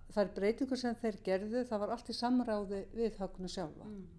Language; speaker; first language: Icelandic; native; Icelandic